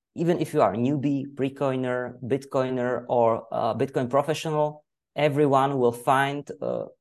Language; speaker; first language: English; non-native, fluent; Czech